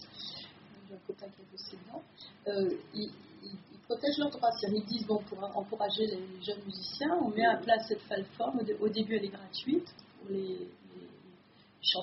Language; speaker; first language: French; native; French